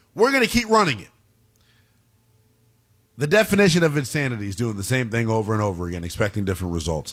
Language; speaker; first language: English; native; English